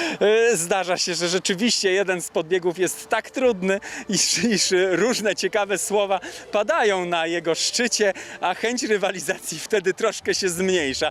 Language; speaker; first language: Polish; native; Polish